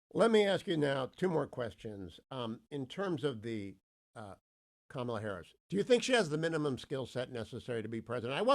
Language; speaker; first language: English; native; English